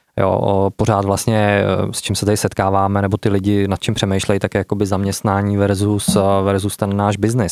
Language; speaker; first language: Czech; native; Czech